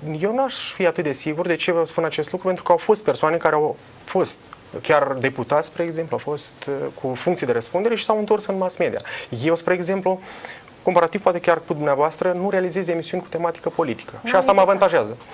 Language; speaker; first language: Romanian; native; Romanian